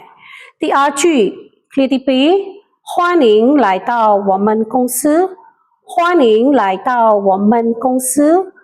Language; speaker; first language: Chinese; non-native, fluent; Khmer